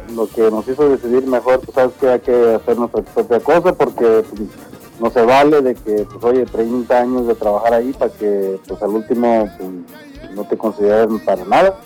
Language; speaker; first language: Spanish; early bilingual, heritage; Spanish